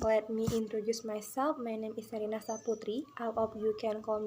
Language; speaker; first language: English; non-native, learner; Indonesian